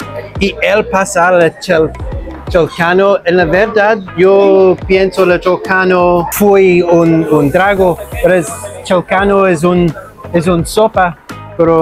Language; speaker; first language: Spanish; non-native, learner; English